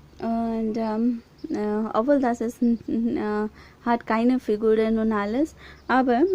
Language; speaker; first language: German; non-native, learner; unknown